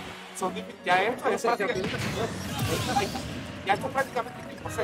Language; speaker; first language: Spanish; native; Spanish